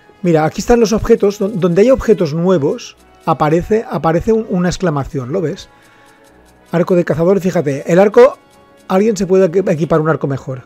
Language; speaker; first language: Spanish; native; Spanish